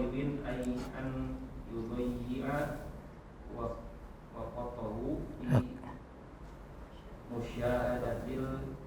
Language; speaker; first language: Arabic; non-native, learner; Indonesian